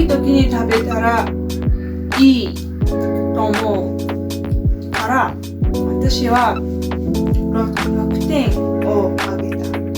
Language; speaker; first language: Japanese; non-native, learner; Mongolian